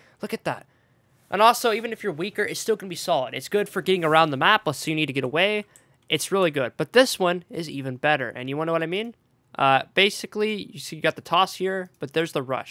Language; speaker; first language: English; native; English